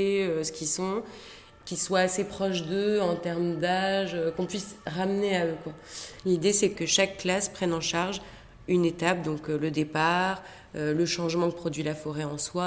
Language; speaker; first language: French; native; French